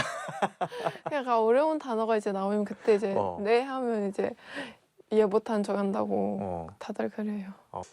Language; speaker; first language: Korean; non-native, fluent; Mongolian